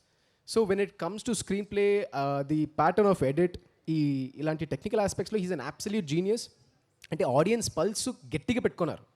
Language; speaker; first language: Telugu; early bilingual, heritage; Telugu